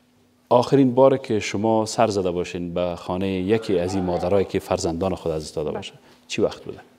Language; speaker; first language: Persian; native; Persian